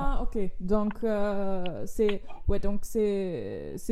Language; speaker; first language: French; non-native, fluent; German